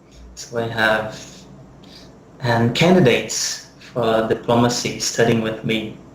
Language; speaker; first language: English; non-native, fluent; Portuguese